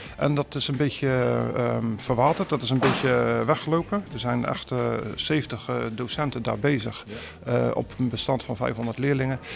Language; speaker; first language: Dutch; native; Dutch